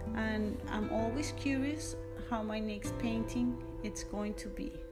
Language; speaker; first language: English; non-native, fluent; Spanish